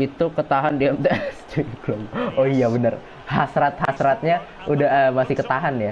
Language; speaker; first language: Indonesian; native; Indonesian